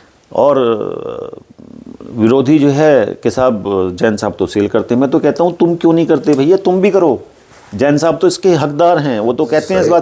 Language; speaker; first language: Hindi; native; Hindi